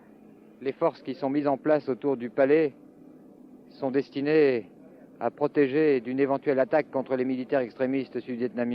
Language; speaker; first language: French; native; French